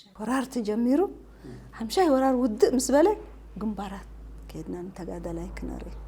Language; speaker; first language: Tigrinya; non-native, local second language; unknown